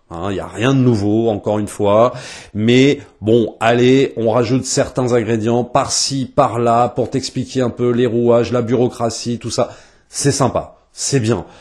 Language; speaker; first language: French; native; French